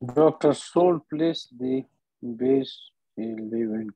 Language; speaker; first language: English; non-native, learner; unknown